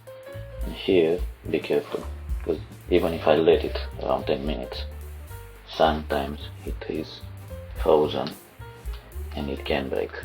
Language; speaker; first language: English; non-native, fluent; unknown